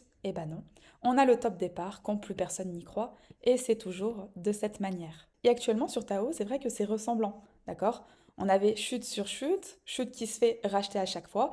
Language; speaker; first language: French; native; French